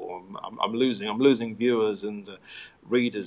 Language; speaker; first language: English; native; English